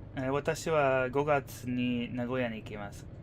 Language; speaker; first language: Japanese; non-native, learner; English